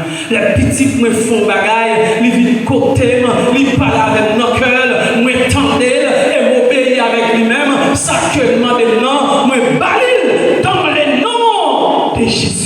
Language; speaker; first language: French; non-native, local second language; Haitian Creole